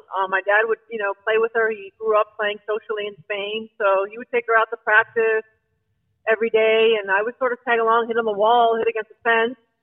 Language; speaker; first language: English; native; English